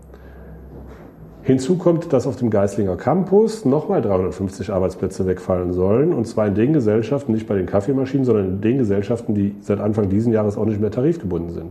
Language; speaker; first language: German; native; German